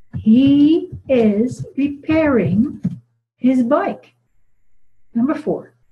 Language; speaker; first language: English; non-native, fluent; Dutch